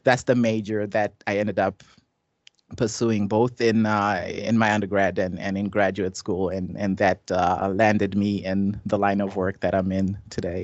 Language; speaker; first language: English; non-native, local second language; Shona